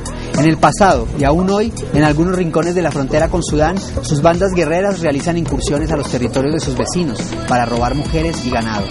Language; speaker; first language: Spanish; native; Spanish